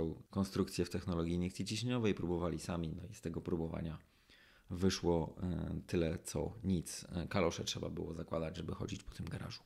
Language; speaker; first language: Polish; native; Polish